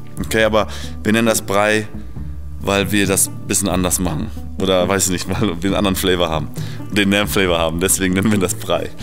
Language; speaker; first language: German; native; German